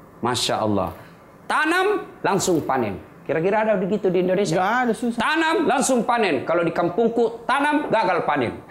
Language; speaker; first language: Indonesian; native; Indonesian